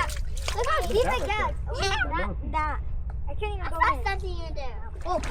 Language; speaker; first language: English; early bilingual, other home language; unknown